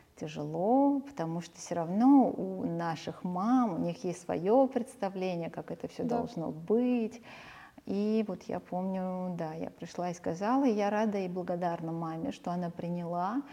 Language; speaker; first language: Russian; early bilingual, other home language; Armenian